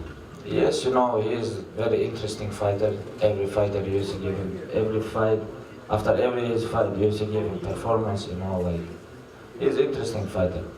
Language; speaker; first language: English; non-native, learner; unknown